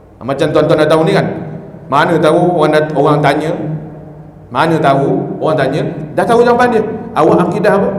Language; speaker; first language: Malay; native; Malay